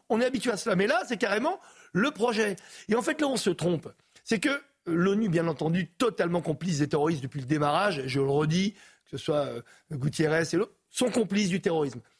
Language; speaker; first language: French; native; French